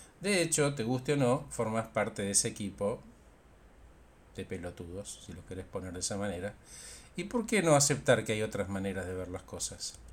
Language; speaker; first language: Spanish; native; Spanish